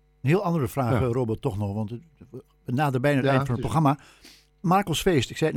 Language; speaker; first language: Dutch; native; Dutch